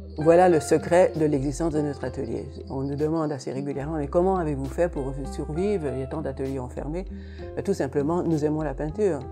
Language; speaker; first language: French; non-native, fluent; Hungarian